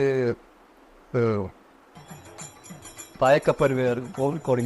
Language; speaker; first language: English; non-native, local second language; Konkani